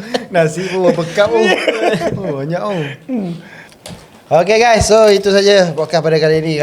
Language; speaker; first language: Malay; native; Malay